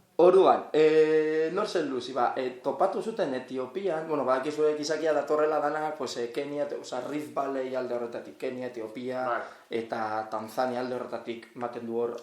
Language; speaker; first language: Basque; non-native, local second language; Spanish